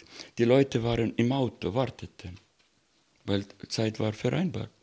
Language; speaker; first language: German; non-native, learner; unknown